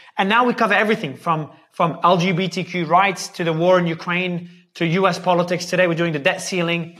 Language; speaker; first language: English; native; English